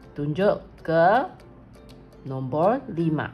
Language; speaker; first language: Malay; non-native, local second language; Chinese